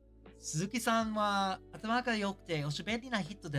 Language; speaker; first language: Japanese; non-native, learner; English